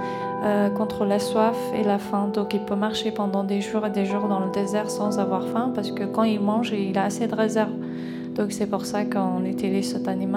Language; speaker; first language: French; non-native, fluent; Kurdish